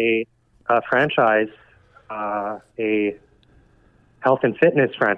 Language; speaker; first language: English; native; English